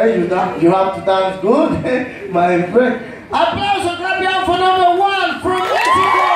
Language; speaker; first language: English; non-native, learner; Spanish